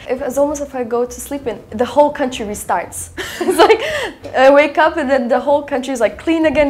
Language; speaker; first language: English; native; English